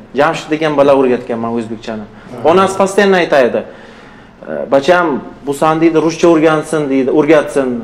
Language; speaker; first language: Uzbek; non-native, local second language; Russian